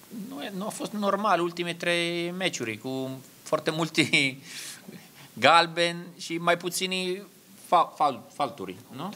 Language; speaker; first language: Romanian; non-native, learner; Italian